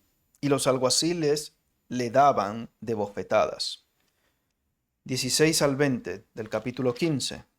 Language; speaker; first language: Spanish; native; Spanish